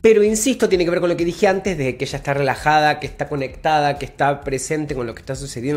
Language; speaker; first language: Spanish; native; Spanish